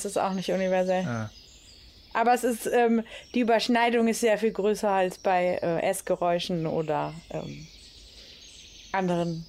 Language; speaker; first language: German; native; German